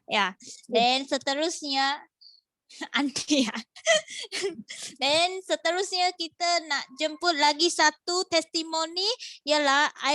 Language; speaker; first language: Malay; non-native, local second language; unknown